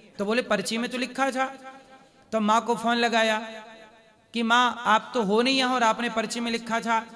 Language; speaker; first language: Hindi; native; Hindi